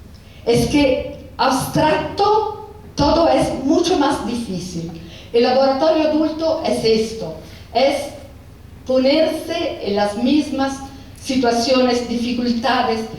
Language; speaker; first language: Spanish; non-native, fluent; Italian